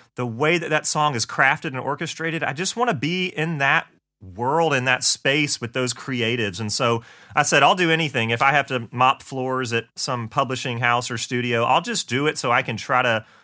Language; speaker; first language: English; native; English